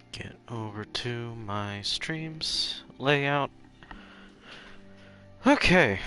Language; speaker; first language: English; native; English